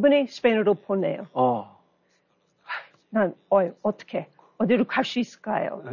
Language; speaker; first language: Korean; non-native, learner; English